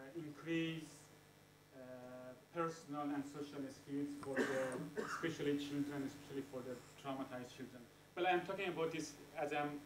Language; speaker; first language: English; non-native, fluent; Persian